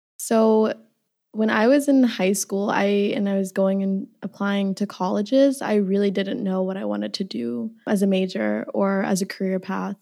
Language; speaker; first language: English; early bilingual, other home language; Somali